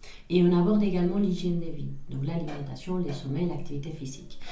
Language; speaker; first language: French; non-native, fluent; Spanish